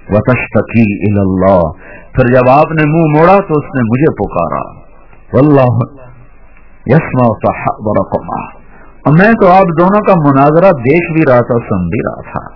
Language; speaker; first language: Urdu; non-native, local second language; Punjabi